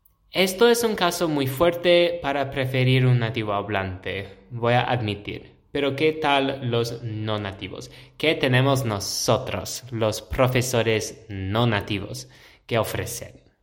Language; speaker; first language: Spanish; non-native, fluent; English